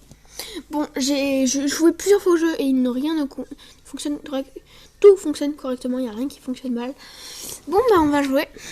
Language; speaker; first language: French; native; French